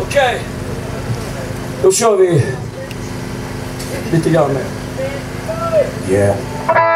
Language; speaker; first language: Swedish; native; Swedish